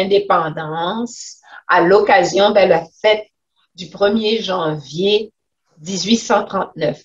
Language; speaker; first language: French; non-native, local second language; Haitian Creole